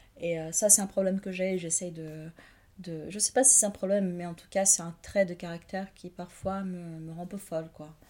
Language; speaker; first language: French; non-native, fluent; Portuguese